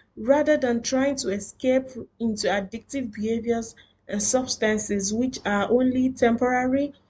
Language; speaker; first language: English; non-native, local second language; Yoruba